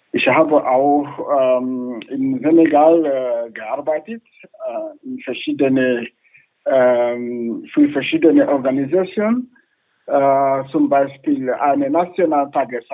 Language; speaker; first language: German; non-native, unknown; Wolof